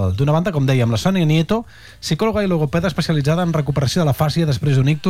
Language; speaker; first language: Catalan; native; Catalan